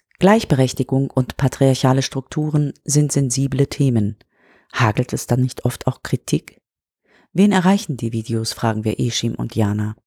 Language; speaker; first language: German; native; German